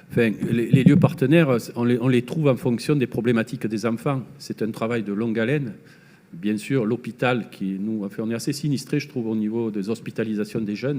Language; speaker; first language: French; native; French